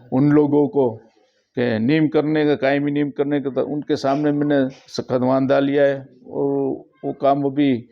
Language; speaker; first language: Hindi; non-native, local second language; Gujarati